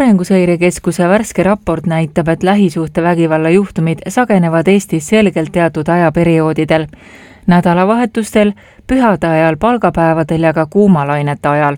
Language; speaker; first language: Estonian; native; Estonian